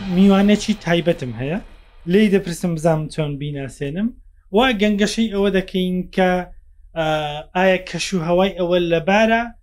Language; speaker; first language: Central Kurdish; native; Central Kurdish